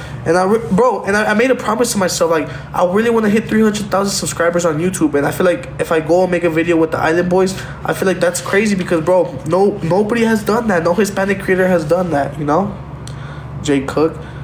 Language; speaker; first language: English; early bilingual, other home language; Spanish